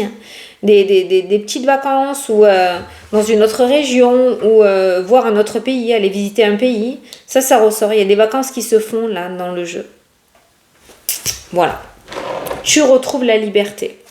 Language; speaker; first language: French; native; French